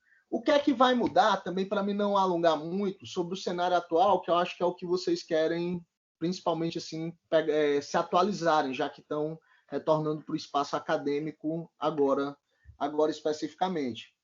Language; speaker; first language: Portuguese; native; Portuguese